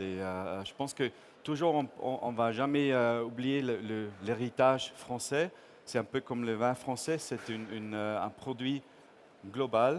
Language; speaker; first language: French; non-native, fluent; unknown